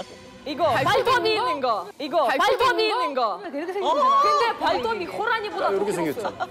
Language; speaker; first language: Korean; non-native, fluent; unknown